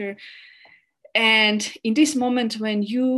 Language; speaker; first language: English; non-native, learner; Bosnian